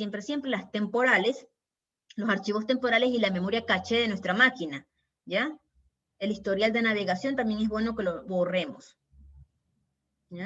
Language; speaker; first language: Spanish; native; Spanish